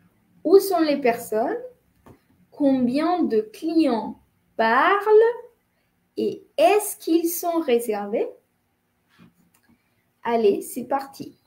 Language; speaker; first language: French; non-native, fluent; Spanish